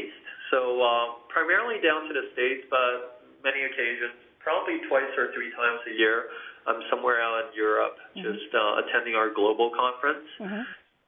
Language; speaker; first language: English; early bilingual, other home language; Chinese